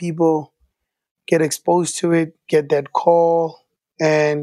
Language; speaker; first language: English; non-native, local second language; Tswana